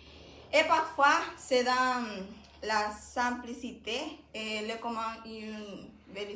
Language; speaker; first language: French; non-native, learner; Spanish